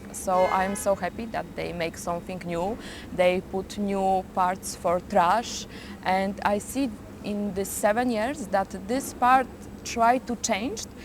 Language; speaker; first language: English; non-native, learner; Polish